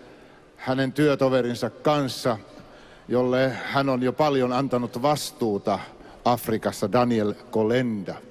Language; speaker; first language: Finnish; native; Finnish